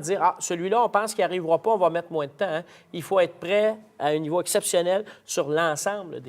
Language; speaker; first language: French; native; French